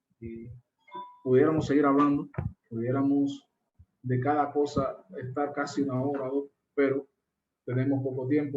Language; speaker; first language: Spanish; native; Spanish